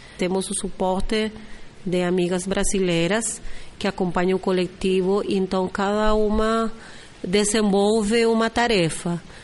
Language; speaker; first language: Portuguese; non-native, fluent; Spanish